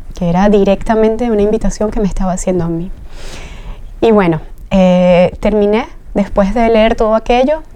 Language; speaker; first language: Spanish; native; Spanish